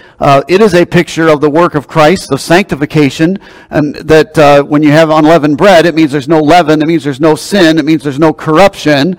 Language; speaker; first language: English; native; English